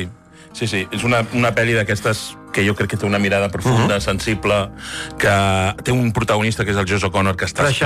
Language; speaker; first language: Catalan; native; Catalan